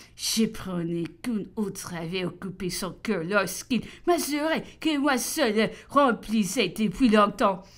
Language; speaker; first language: French; non-native, fluent; English